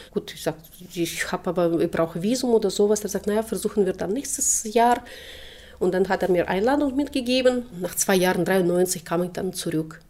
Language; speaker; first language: German; non-native, fluent; Russian